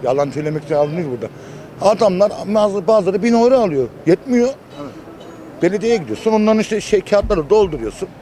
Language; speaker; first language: Turkish; early bilingual, heritage; Turkish